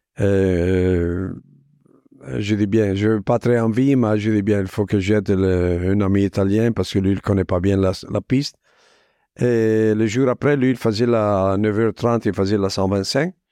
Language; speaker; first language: French; non-native, fluent; Italian